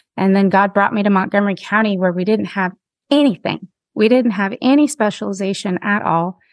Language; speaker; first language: English; native; English